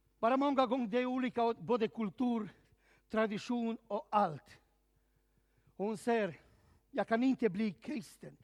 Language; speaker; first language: Swedish; non-native, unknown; Serbian